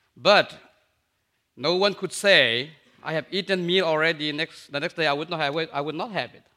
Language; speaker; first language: English; non-native, fluent; Burmese